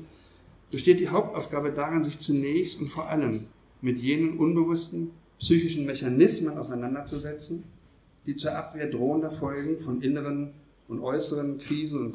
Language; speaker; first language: German; native; German